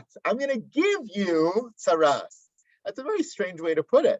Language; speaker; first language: English; native; English